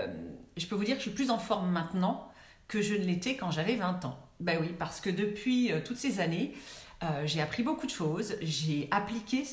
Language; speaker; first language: French; native; French